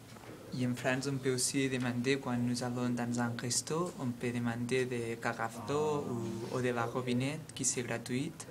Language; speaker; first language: French; non-native, learner; Catalan